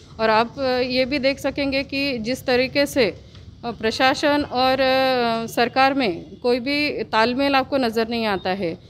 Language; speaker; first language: Hindi; non-native, local second language; Marathi